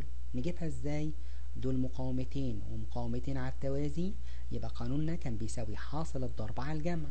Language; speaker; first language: Arabic; native; Arabic